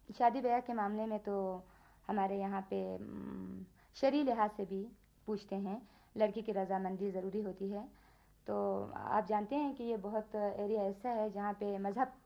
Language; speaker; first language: Urdu; non-native, local second language; Balti